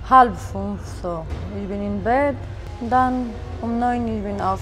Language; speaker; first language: German; non-native, learner; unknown